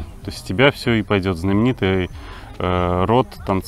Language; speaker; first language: Russian; native; Russian